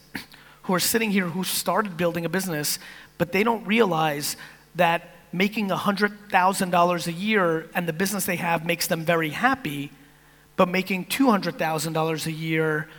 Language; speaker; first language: English; native; English